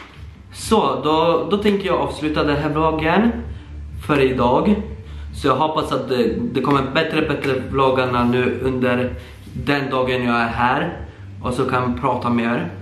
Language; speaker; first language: Swedish; early bilingual, other home language; Polish